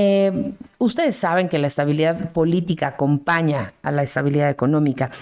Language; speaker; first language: Spanish; native; Spanish